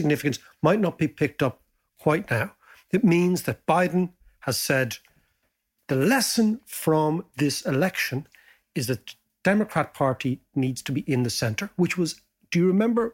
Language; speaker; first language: English; native; English